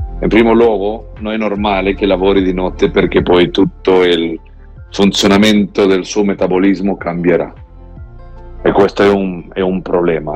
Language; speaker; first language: Italian; non-native, learner; Spanish